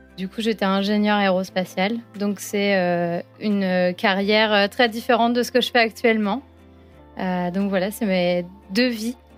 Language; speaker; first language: French; native; French